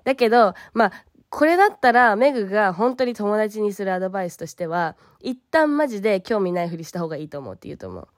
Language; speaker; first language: Japanese; early bilingual, heritage; Japanese